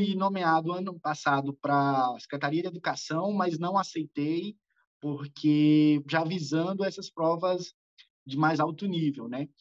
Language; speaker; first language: Portuguese; native; Portuguese